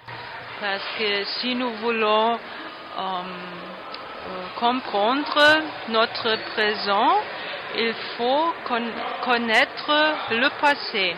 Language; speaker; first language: French; non-native, fluent; German